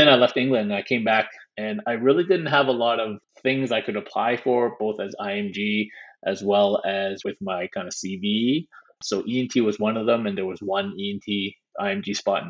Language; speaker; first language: English; native; English